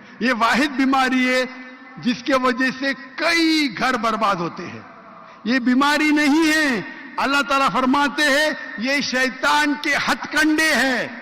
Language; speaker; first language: Urdu; non-native, local second language; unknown